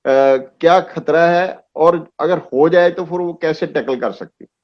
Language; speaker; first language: Hindi; non-native, local second language; Punjabi